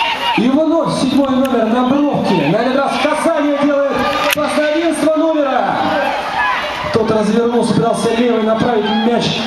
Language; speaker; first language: Russian; native; Russian